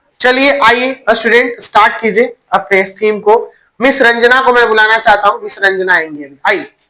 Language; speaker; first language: Hindi; native; Hindi